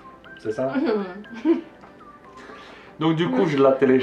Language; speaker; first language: French; native; French